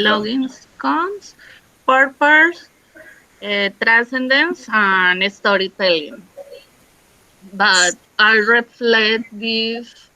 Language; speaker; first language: English; non-native, learner; Spanish